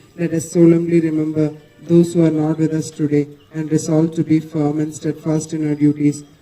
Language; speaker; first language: English; non-native, local second language; Tamil